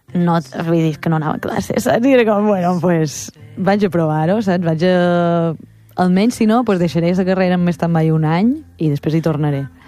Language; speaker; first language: Catalan; native; Catalan